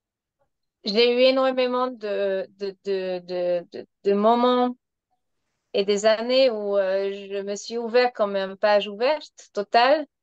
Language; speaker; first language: French; non-native, fluent; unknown